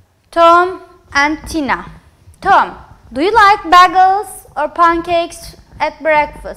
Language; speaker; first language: English; non-native, fluent; Turkish